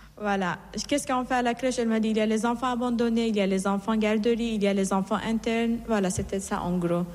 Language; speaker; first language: French; non-native, fluent; Persian